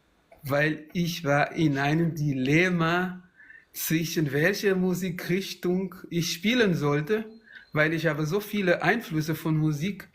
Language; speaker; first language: German; non-native, fluent; Kabuverdianu